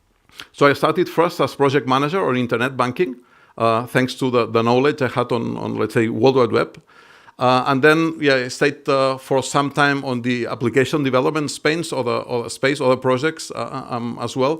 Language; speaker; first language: English; non-native, fluent; Catalan